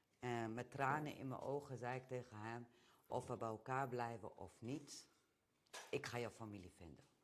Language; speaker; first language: Dutch; early bilingual, other home language; Romany